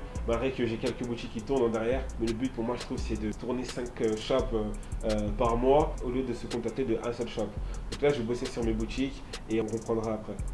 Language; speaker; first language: French; native; French